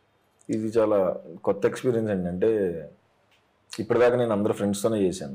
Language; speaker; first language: Telugu; native; Telugu